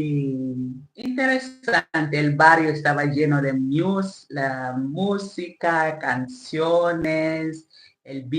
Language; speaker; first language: Spanish; non-native, learner; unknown